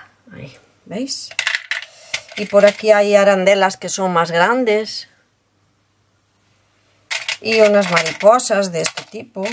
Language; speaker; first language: Spanish; native; Spanish